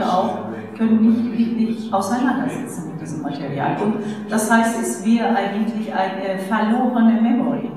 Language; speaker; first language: German; non-native, fluent; Turkish